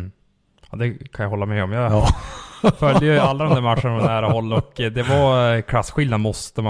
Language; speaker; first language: Swedish; native; Swedish